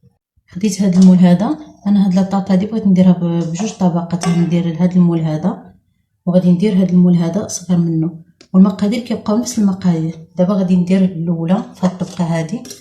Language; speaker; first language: Arabic; native; Arabic